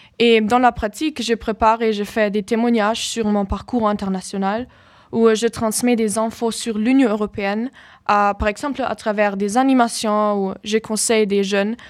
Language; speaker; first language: French; non-native, learner; German